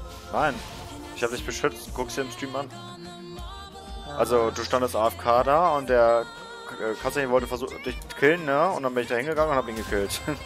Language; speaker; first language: German; native; German